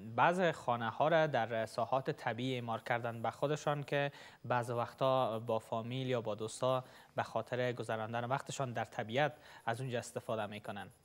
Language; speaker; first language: Persian; native; Persian